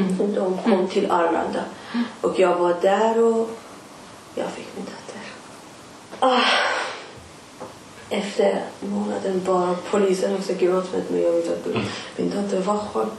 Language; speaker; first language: Swedish; non-native, learner; Persian